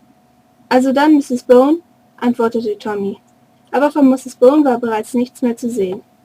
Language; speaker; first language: German; native; German